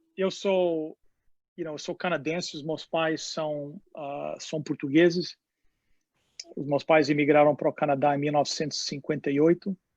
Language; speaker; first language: Portuguese; non-native, fluent; English